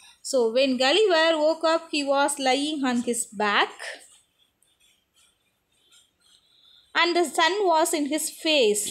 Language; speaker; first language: English; non-native, local second language; Tamil